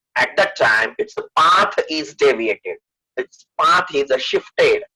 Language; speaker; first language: English; non-native, local second language; Marathi